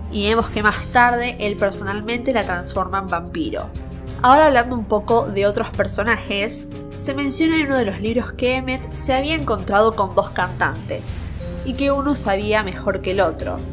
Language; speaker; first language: Spanish; native; Spanish